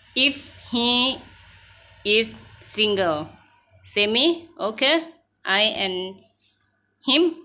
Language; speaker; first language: English; non-native, learner; Thai